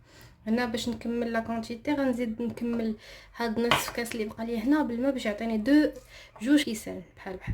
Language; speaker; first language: Arabic; native; Arabic